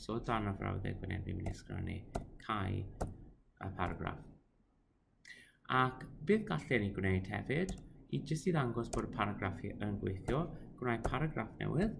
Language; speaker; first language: Welsh; non-native, local second language; English